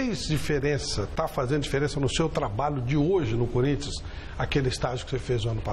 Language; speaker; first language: Portuguese; native; Portuguese